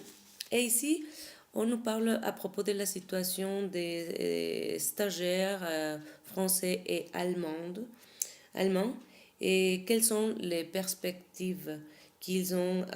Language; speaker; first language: French; non-native, fluent; Spanish